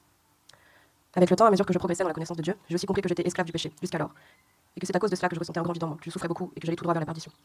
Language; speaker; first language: French; native; French